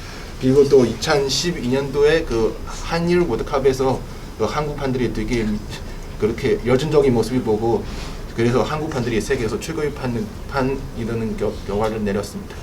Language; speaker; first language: Korean; non-native, learner; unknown